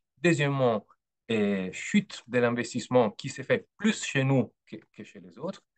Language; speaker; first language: French; non-native, fluent; Italian